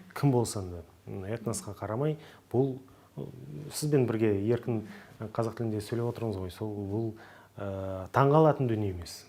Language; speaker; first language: Kazakh; non-native, local second language; Russian